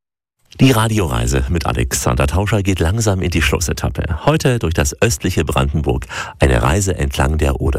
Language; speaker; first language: German; native; German